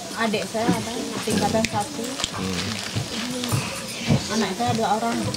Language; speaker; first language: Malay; non-native, local second language; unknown